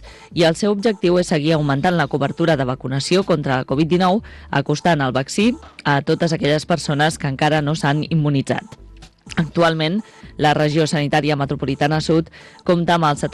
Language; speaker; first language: Catalan; native; Catalan